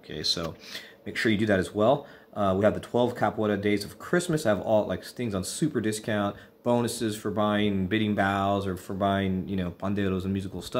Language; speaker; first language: English; native; English